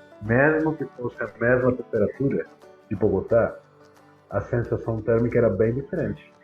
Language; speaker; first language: Portuguese; non-native, fluent; Spanish